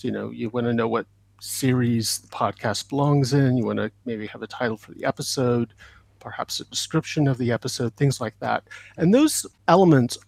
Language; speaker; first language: English; native; English